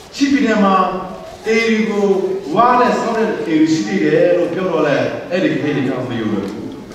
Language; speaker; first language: Burmese; non-native, local second language; Hakha Chin